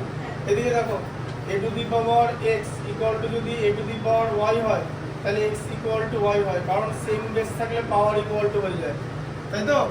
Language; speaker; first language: Bangla; native; Bangla